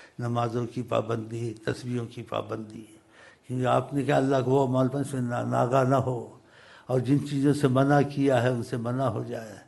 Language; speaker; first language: Urdu; non-native, local second language; Saraiki